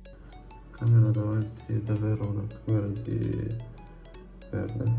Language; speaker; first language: Italian; non-native, fluent; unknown